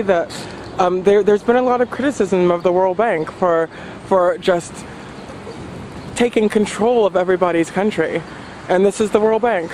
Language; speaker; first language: English; native; English